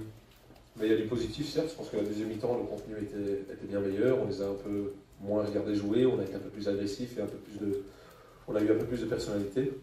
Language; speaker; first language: French; native; French